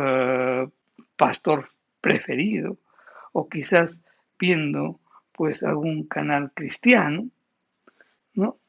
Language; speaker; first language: Spanish; native; Spanish